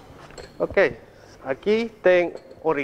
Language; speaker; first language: Portuguese; non-native, learner; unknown